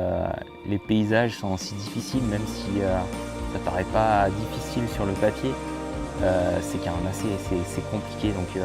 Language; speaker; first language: French; native; French